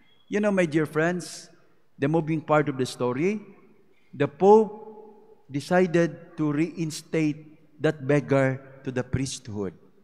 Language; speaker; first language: English; non-native, local second language; Cebuano